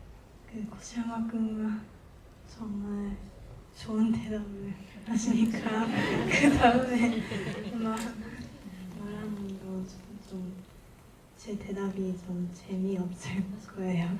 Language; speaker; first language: Korean; non-native, learner; Japanese